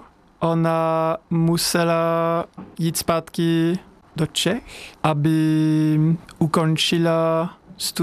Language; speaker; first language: Czech; non-native, fluent; French